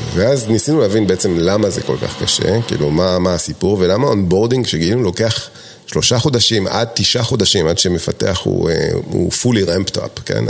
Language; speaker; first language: Hebrew; non-native, fluent; French